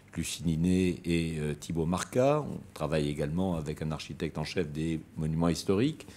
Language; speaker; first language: French; native; French